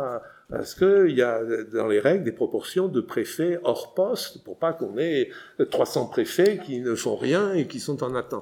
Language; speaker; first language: French; native; French